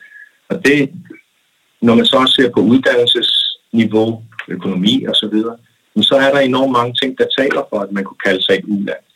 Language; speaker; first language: Danish; non-native, local second language; Kalaallisut